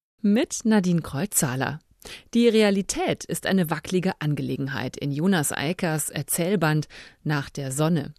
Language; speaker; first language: German; native; German